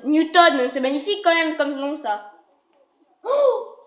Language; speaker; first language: French; native; French